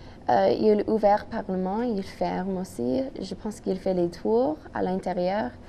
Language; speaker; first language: French; non-native, local second language; English